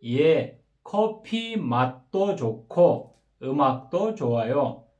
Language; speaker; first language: Korean; non-native, fluent; Kyrgyz